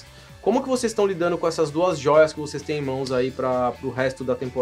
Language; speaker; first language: Portuguese; native; Portuguese